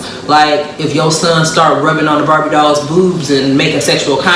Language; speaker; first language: English; native; English